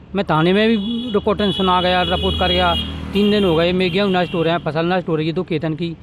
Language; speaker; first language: Hindi; native; Hindi